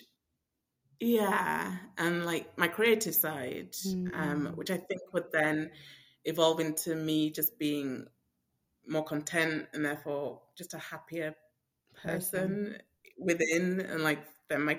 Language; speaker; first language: English; native; English